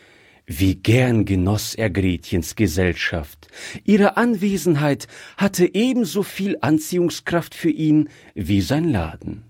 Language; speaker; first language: German; native; German